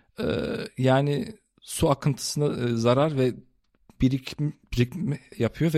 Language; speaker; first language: Turkish; early bilingual, heritage; Turkish